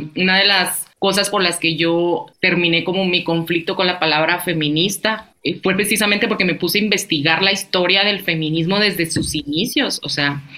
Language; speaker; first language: Spanish; native; Spanish